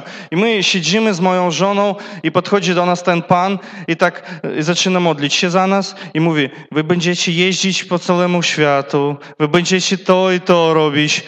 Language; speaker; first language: Polish; non-native, learner; Russian